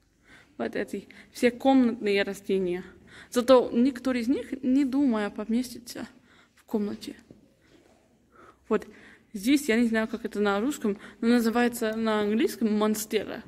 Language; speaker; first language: Russian; non-native, learner; English